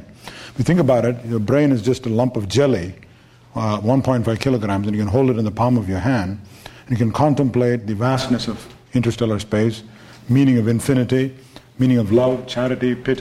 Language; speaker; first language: English; non-native, local second language; Tamil